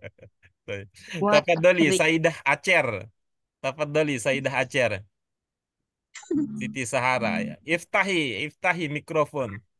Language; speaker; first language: Arabic; non-native, learner; Indonesian